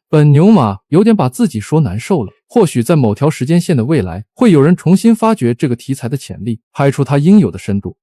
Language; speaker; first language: Chinese; native; Chinese